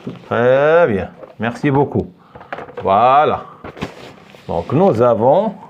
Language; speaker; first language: French; non-native, local second language; Arabic